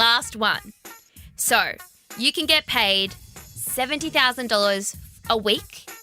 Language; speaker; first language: English; native; English